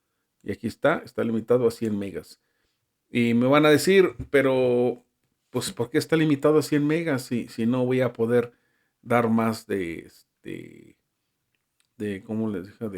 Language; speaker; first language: Spanish; native; Spanish